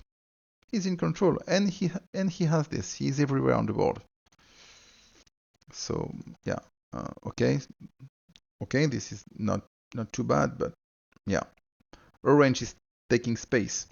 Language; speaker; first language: English; non-native, fluent; French